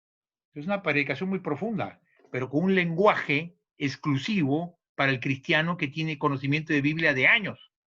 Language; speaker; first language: Spanish; native; Spanish